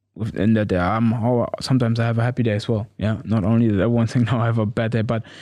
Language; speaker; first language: English; non-native, learner; German